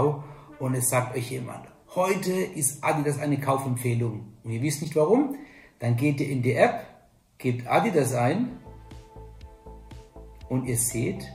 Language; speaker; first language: German; native; German